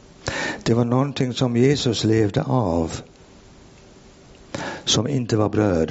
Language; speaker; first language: Swedish; non-native, fluent; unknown